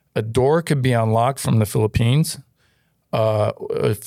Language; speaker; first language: English; non-native, fluent; Ukrainian